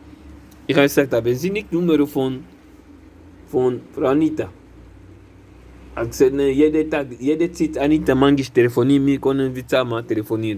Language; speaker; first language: German; non-native, learner; Lingala